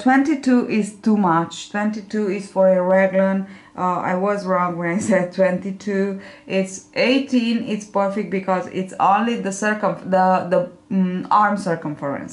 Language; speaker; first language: English; non-native, fluent; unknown